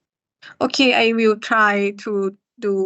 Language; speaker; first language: English; non-native, learner; Thai